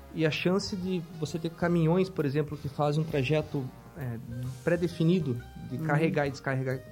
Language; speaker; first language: Portuguese; native; Portuguese